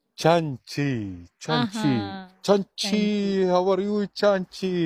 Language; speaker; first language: English; non-native, learner; Arabic